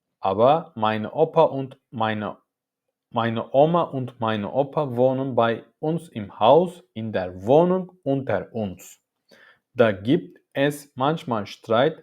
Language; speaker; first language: German; non-native, learner; Turkish